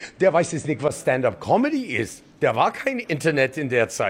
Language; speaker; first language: German; non-native, learner; English